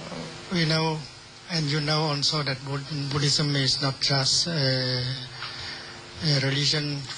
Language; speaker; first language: English; non-native, fluent; Vietnamese